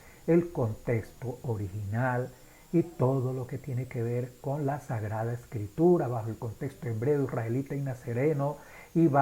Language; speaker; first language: Spanish; native; Spanish